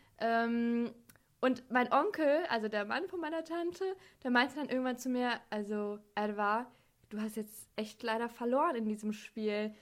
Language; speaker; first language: German; native; German